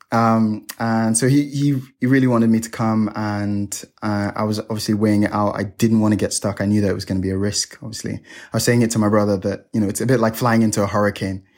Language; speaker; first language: English; native; English